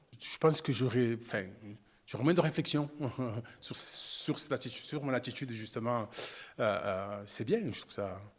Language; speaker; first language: French; native; French